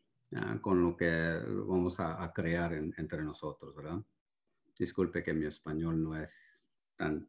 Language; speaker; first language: Spanish; early bilingual, heritage; Spanish